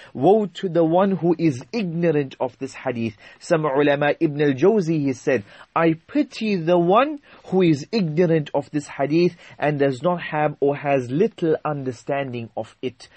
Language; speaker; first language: English; native; English